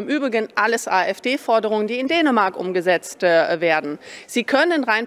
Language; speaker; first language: German; native; German